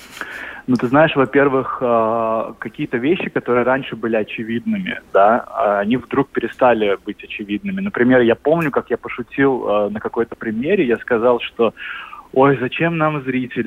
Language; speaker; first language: Russian; native; Russian